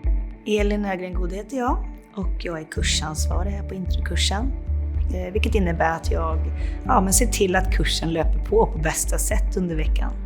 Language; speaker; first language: Swedish; native; Swedish